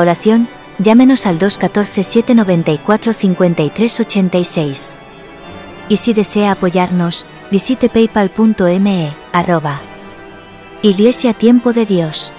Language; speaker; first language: Spanish; native; Spanish